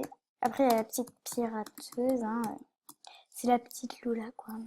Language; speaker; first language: French; native; French